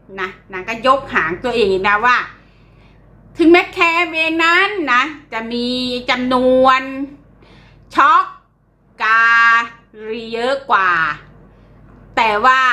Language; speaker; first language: Thai; native; Thai